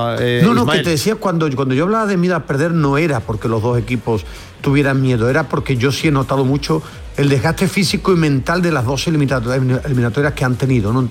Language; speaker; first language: Spanish; native; Spanish